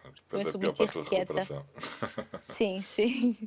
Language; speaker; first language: Portuguese; native; Portuguese